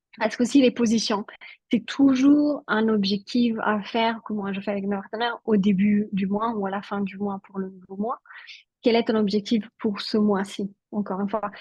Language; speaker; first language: French; non-native, local second language; Italian